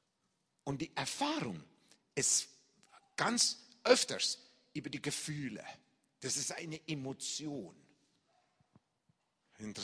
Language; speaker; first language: German; non-native, fluent; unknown